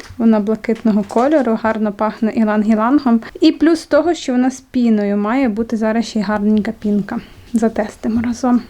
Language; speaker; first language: Ukrainian; non-native, local second language; Russian